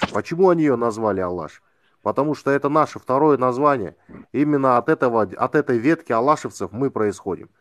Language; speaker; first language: Russian; non-native, local second language; Kazakh